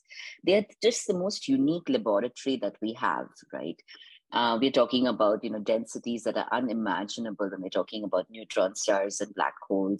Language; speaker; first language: English; non-native, local second language; Hindi